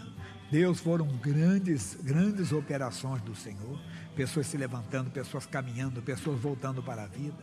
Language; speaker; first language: Portuguese; native; Portuguese